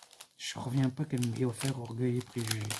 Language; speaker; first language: French; native; French